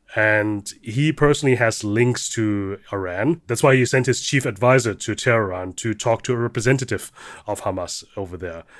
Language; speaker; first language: English; early bilingual, heritage; German